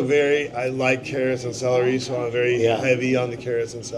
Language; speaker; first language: English; native; English